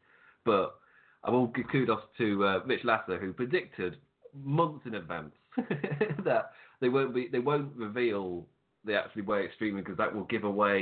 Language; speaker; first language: English; native; English